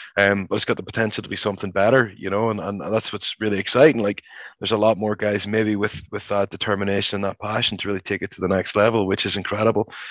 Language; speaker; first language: English; native; English